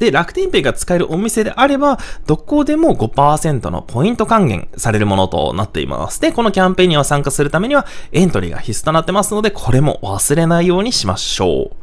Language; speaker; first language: Japanese; native; Japanese